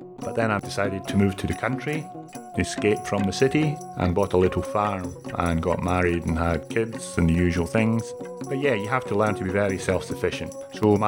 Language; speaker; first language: English; native; English